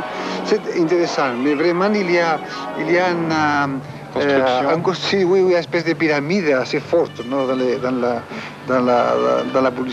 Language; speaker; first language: French; non-native, fluent; Spanish